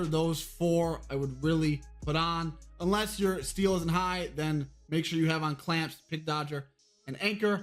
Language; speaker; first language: English; native; English